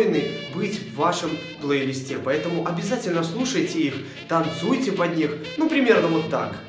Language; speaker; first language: Russian; native; Russian